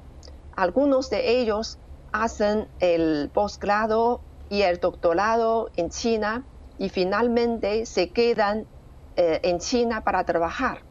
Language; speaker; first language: Spanish; non-native, fluent; Chinese